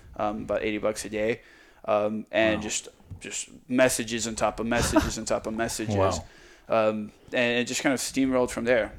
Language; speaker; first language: English; non-native, fluent; Croatian